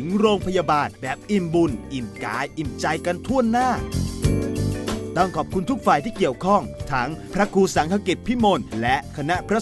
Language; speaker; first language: Thai; native; Thai